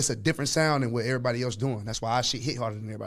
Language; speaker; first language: English; native; English